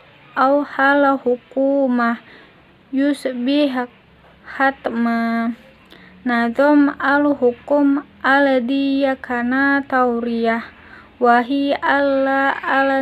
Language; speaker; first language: Arabic; non-native, learner; Indonesian